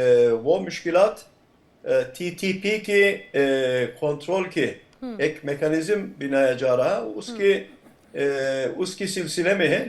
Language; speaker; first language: Hindi; non-native, fluent; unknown